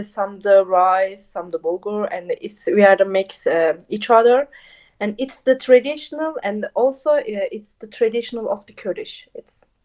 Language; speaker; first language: English; non-native, local second language; Turkish